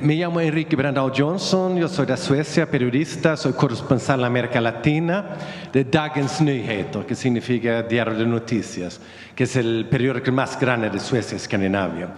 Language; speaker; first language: Spanish; non-native, fluent; Swedish